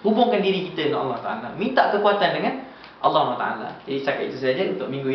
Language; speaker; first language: Malay; native; Malay